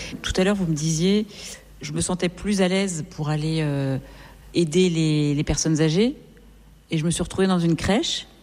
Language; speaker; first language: French; native; French